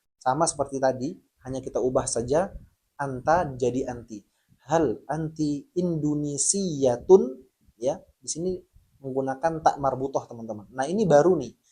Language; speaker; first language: Indonesian; native; Indonesian